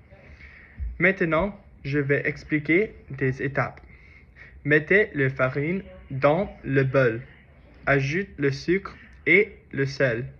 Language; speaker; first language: French; non-native, learner; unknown